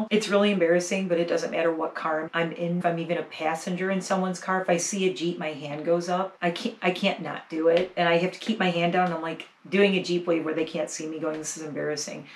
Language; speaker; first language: English; native; English